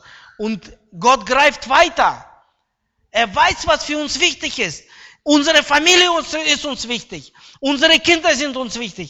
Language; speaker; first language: German; non-native, fluent; Russian